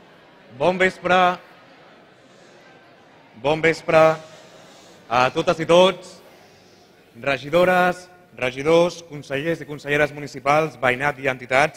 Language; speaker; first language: Catalan; native; Catalan